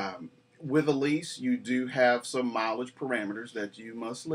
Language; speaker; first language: English; native; English